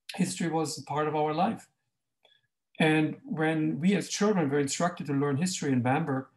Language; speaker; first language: English; non-native, fluent; German